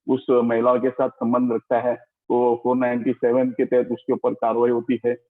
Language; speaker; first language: Hindi; non-native, local second language; Marathi